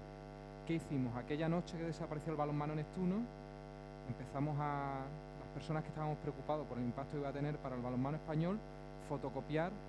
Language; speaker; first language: Spanish; native; Spanish